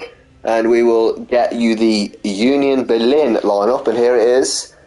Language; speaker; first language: English; native; English